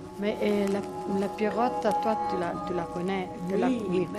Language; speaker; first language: French; non-native, fluent; Italian